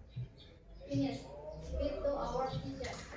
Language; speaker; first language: English; non-native, learner; Indonesian